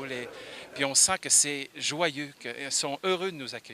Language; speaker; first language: French; native; French